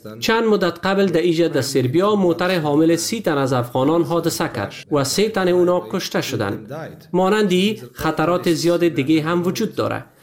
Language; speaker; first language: Persian; native; Persian